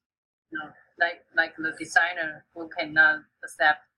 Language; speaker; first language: English; non-native, fluent; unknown